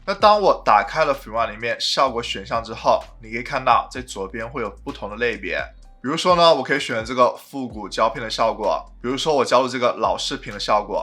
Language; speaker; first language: Chinese; native; Chinese